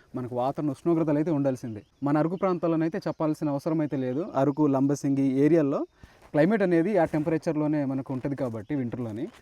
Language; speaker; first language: Telugu; native; Telugu